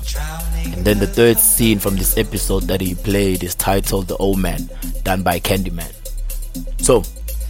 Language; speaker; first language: English; non-native, local second language; Zulu